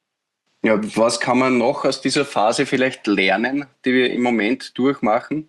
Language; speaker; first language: German; native; German